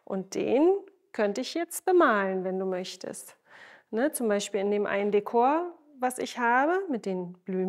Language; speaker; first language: German; native; German